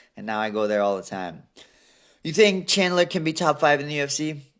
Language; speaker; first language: English; early bilingual, other home language; Assyrian Neo-Aramaic